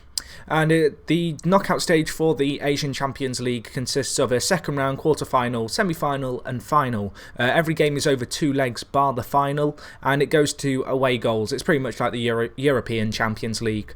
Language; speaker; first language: English; native; English